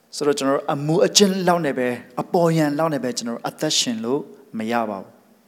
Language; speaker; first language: Burmese; non-native, local second language; Hakha Chin